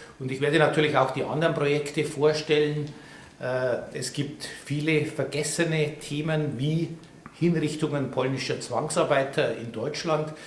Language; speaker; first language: German; native; German